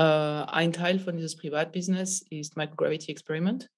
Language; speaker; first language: German; non-native, fluent; French